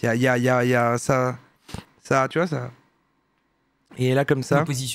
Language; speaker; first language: French; native; French